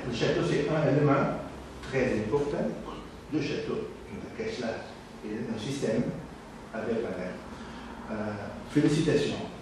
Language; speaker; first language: French; non-native, learner; Portuguese